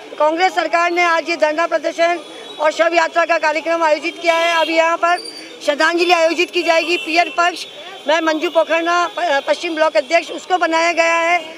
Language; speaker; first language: Hindi; native; Hindi